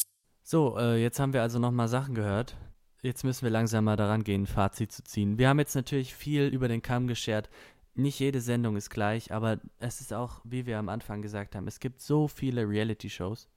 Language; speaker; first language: German; native; German